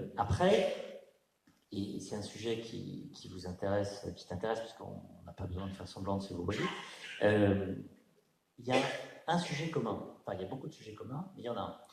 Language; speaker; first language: French; native; French